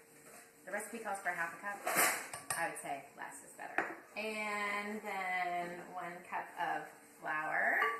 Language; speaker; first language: English; native; English